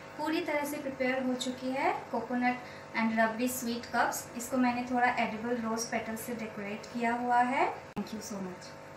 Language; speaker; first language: Hindi; non-native, local second language; Bangla